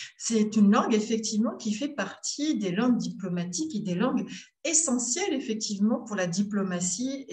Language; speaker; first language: French; native; French